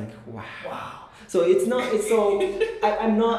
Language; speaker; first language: English; non-native, fluent; Japanese